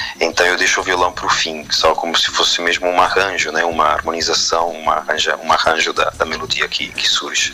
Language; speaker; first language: Portuguese; non-native, fluent; Spanish